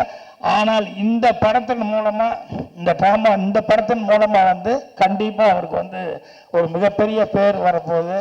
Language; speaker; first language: Tamil; native; Tamil